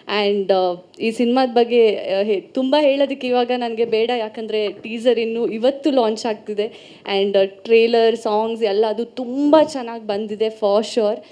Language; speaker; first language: Kannada; non-native, local second language; Tulu